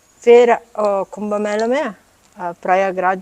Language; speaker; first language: Hindi; non-native, learner; Italian